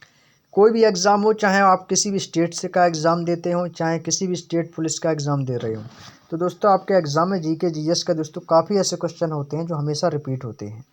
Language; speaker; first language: Hindi; native; Hindi